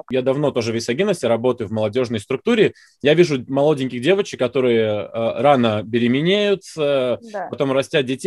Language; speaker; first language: Russian; native; Russian